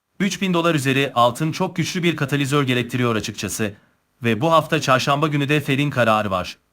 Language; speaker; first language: Turkish; native; Turkish